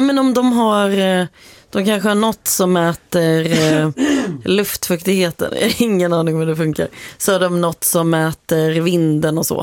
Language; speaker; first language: Swedish; native; Swedish